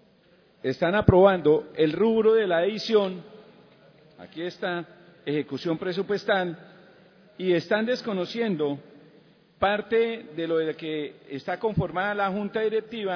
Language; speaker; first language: Spanish; native; Spanish